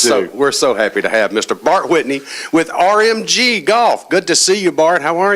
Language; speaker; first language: English; native; English